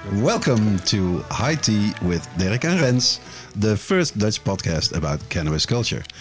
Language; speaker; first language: English; non-native, fluent; Dutch